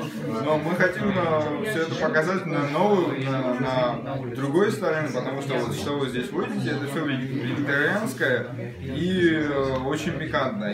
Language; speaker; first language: Russian; non-native, fluent; Georgian